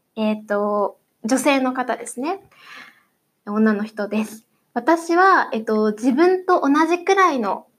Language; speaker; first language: Japanese; native; Japanese